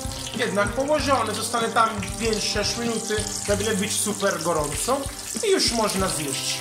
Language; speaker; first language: Polish; non-native, learner; Italian